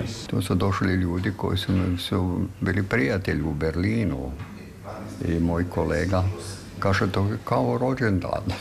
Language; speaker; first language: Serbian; non-native, fluent; German